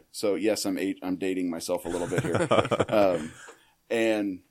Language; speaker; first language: English; native; English